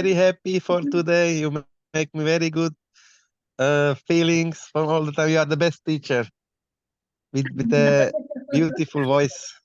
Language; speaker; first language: English; non-native, learner; Slovak